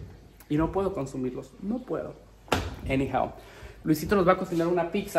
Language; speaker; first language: Spanish; native; Spanish